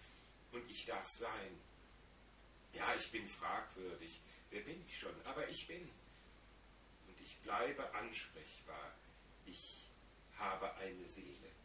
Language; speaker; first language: German; native; German